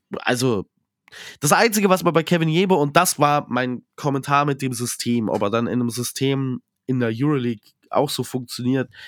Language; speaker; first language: German; native; German